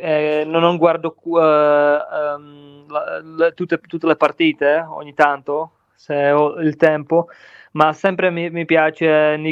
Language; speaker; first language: Italian; non-native, learner; Czech